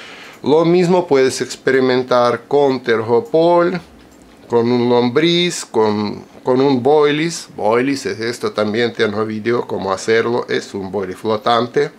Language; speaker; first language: Spanish; non-native, fluent; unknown